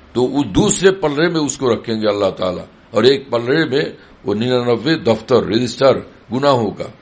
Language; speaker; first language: Urdu; non-native, fluent; Bangla